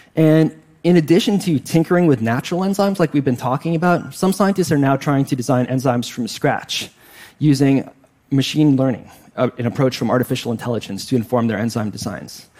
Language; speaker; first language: English; native; English